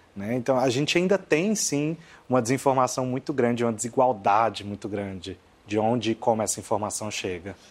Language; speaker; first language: Portuguese; native; Portuguese